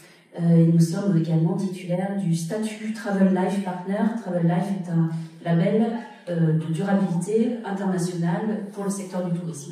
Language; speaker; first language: French; native; French